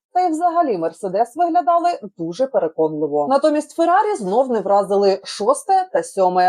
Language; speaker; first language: Ukrainian; native; Ukrainian